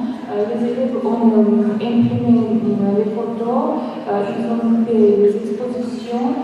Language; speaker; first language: French; non-native, fluent; Georgian